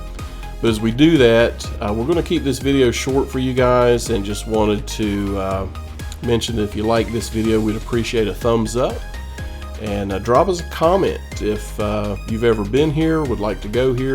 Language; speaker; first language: English; native; English